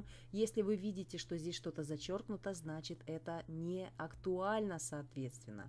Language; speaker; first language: Russian; native; Russian